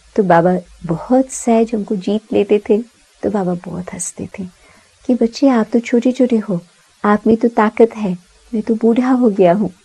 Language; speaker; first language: Hindi; early bilingual, heritage; Sindhi